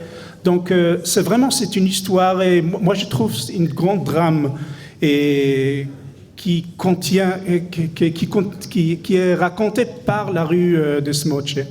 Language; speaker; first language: French; non-native, fluent; Hebrew